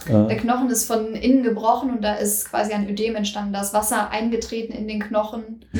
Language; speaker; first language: German; native; German